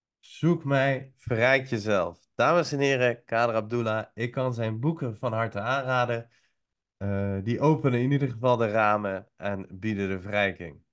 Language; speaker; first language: Dutch; early bilingual, other home language; Persian